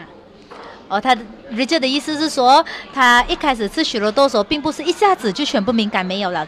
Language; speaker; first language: Chinese; native; Chinese